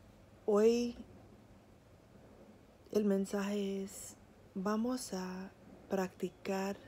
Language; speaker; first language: Spanish; early bilingual, heritage; Spanish